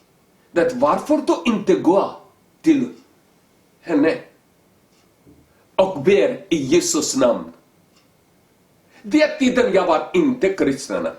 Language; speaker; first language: Swedish; non-native, learner; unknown